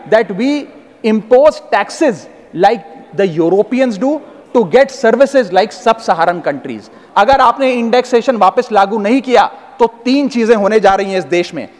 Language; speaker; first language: Hindi; native; Hindi